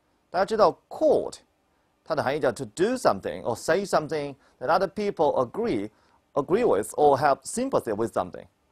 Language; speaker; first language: English; non-native, fluent; Chinese